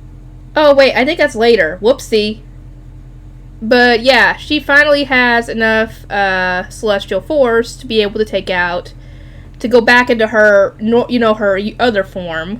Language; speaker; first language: English; native; English